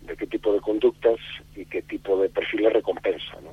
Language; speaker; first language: Spanish; non-native, local second language; Galician